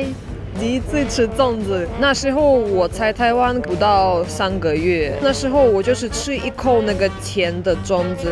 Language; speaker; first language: Chinese; non-native, fluent; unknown